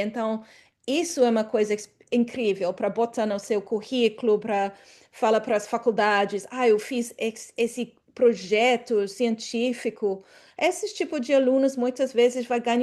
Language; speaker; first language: Portuguese; non-native, fluent; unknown